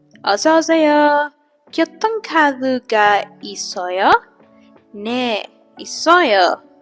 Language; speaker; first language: Korean; non-native, learner; Spanish